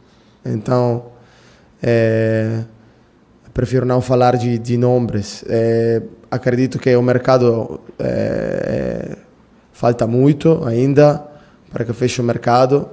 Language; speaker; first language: Portuguese; non-native, fluent; Italian